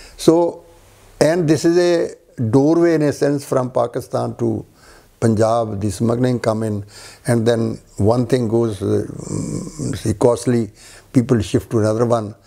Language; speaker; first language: English; non-native, local second language; Punjabi